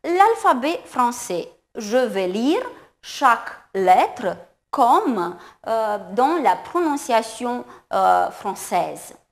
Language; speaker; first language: French; non-native, fluent; Romanian